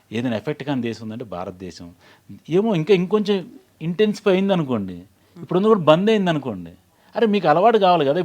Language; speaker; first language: Telugu; native; Telugu